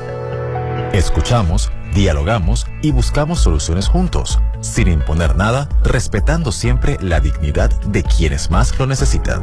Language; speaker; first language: Spanish; native; Spanish